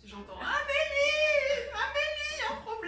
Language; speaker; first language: French; native; French